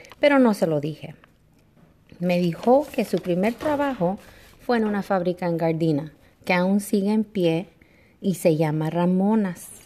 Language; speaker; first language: Spanish; early bilingual, heritage; Spanish